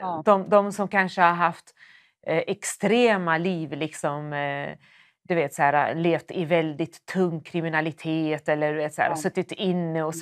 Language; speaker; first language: Swedish; native; Swedish